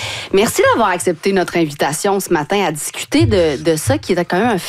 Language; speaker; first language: French; native; French